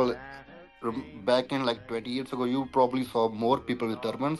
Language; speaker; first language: English; non-native, local second language; Punjabi